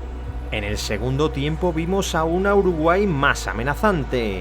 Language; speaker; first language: Spanish; native; Spanish